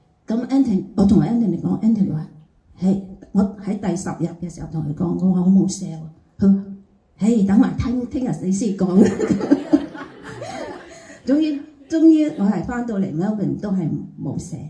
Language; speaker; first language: Cantonese; native; Cantonese